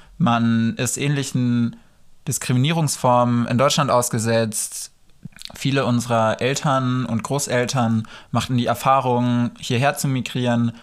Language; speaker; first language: German; early bilingual, other home language; Polish